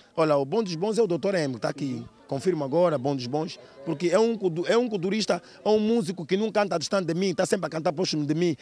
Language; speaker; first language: Portuguese; non-native, local second language; Kongo